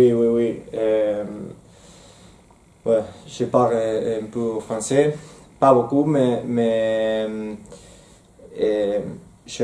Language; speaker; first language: French; non-native, learner; Spanish